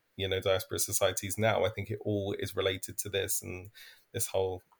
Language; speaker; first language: English; native; English